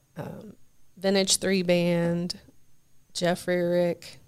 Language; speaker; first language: English; native; English